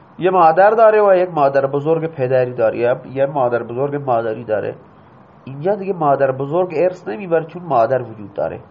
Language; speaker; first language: Persian; non-native, local second language; Baluchi